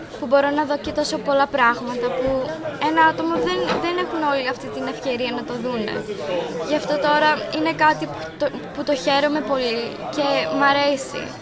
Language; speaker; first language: Greek; early bilingual, heritage; Greek